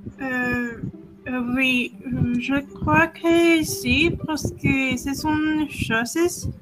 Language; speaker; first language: French; non-native, learner; Spanish